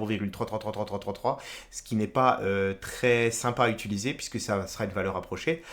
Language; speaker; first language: French; native; French